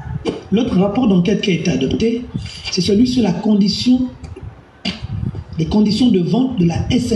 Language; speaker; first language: French; native; French